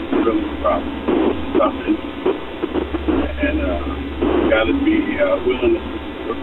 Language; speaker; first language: English; native; English